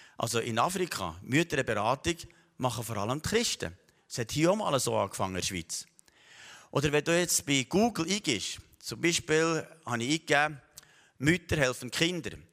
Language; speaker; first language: German; native; German